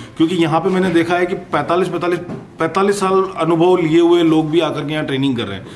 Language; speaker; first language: Hindi; native; Hindi